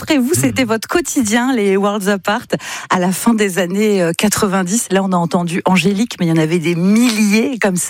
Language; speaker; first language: French; native; French